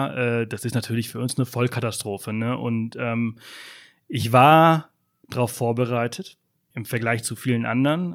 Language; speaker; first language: German; native; German